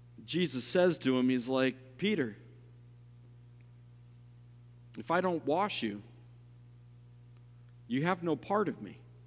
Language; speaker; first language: English; native; English